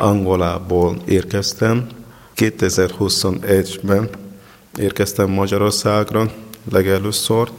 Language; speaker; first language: Hungarian; non-native, learner; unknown